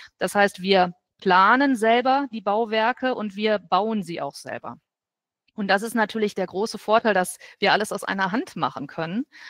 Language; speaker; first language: German; native; German